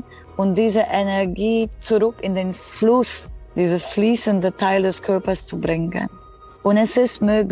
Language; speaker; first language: German; non-native, fluent; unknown